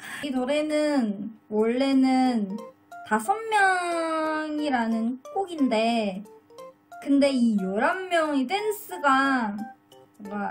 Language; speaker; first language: Korean; non-native, learner; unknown